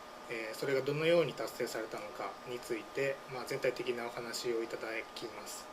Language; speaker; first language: Japanese; native; Japanese